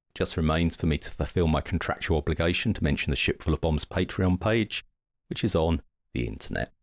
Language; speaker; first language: English; native; English